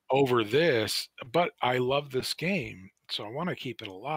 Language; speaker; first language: English; native; English